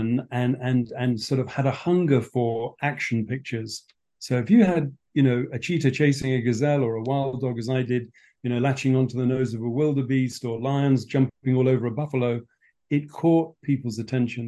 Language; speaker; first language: English; native; English